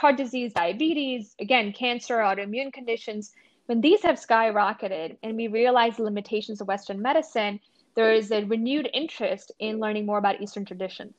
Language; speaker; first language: English; non-native, local second language; Gujarati